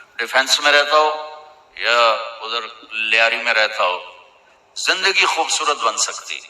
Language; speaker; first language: Urdu; non-native, local second language; Punjabi